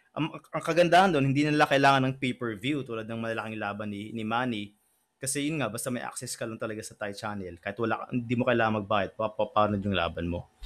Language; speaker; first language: Filipino; native; Filipino